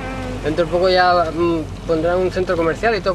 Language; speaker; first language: Spanish; native; Spanish